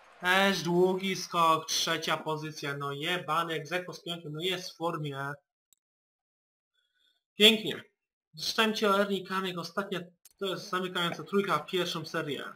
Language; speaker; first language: Polish; native; Polish